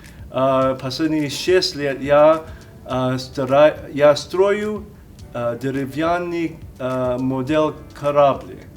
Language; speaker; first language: Russian; non-native, learner; English